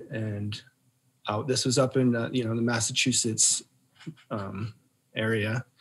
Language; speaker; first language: English; native; English